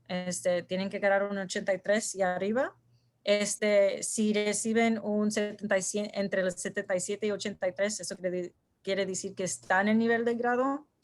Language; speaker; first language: Spanish; early bilingual, heritage; Spanish